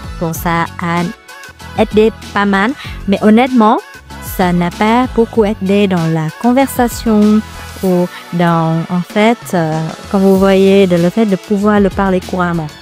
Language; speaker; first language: French; non-native, fluent; Vietnamese